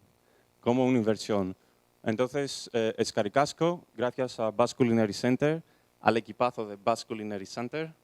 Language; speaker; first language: Spanish; non-native, fluent; Greek